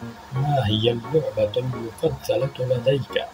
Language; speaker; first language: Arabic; non-native, fluent; Urdu